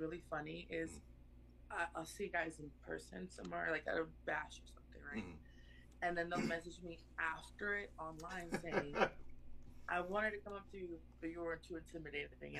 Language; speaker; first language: English; early bilingual, other home language; Spanish